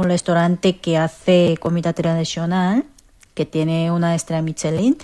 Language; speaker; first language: Spanish; non-native, learner; Korean